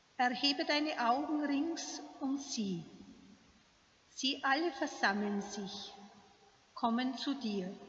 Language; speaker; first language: German; native; German